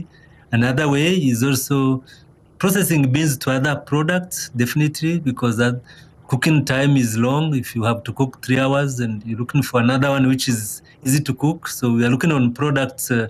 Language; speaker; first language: English; non-native, local second language; Kinyarwanda